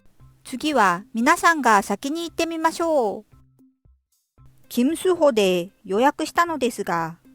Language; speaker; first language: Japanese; non-native, fluent; Korean